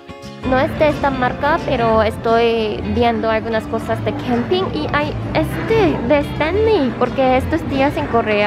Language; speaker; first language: Spanish; non-native, fluent; Korean